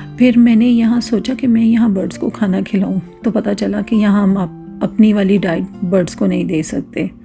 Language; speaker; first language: Urdu; native; Urdu